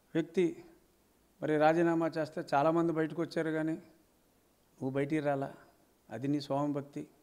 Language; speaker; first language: Telugu; native; Telugu